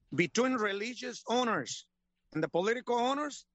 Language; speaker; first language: English; non-native, learner; Spanish